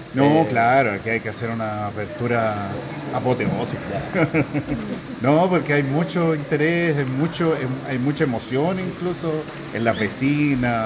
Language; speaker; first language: Spanish; native; Spanish